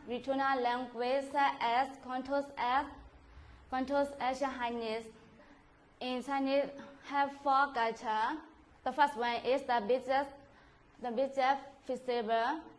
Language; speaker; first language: English; non-native, learner; Mon